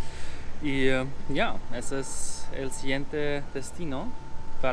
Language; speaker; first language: Spanish; non-native, learner; German